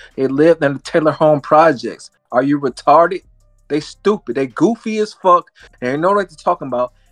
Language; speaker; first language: English; native; English